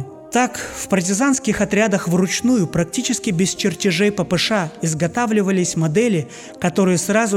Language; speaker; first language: Russian; native; Russian